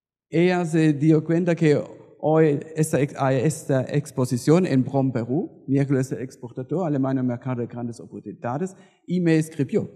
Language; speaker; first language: Spanish; non-native, fluent; German